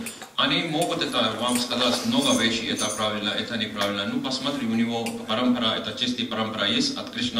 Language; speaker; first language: Russian; non-native, learner; Hindi